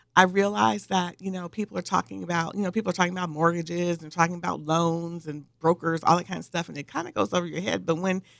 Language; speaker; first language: English; native; English